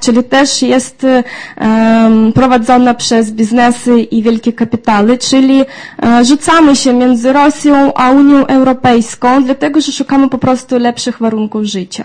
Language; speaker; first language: Polish; non-native, fluent; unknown